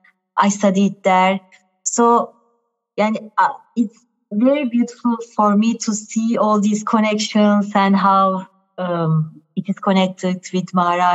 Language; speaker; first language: English; non-native, fluent; Turkish